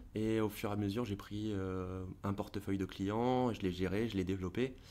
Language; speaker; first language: French; native; French